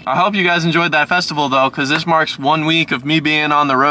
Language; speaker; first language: English; native; English